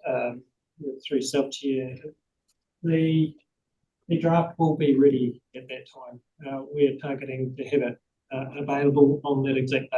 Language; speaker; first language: English; native; English